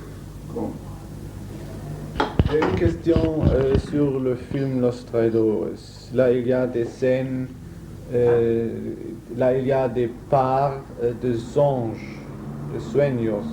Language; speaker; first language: French; non-native, fluent; German